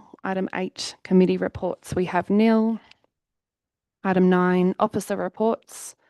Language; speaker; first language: English; native; English